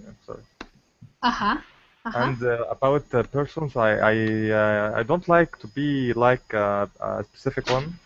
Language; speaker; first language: English; non-native, learner; Arabic